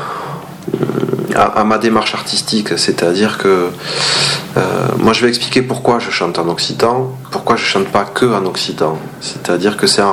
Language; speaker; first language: French; native; French